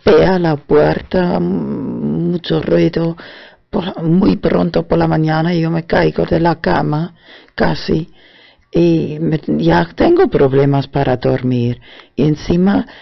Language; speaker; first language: Spanish; non-native, fluent; German